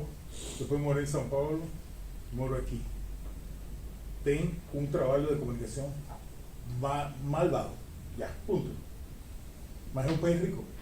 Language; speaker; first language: Portuguese; non-native, fluent; Spanish